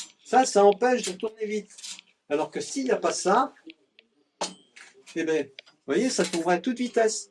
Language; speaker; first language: French; native; French